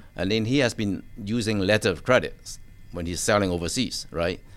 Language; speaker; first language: English; non-native, local second language; Cantonese